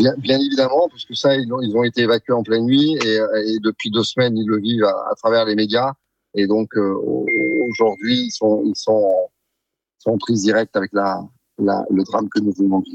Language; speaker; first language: French; native; French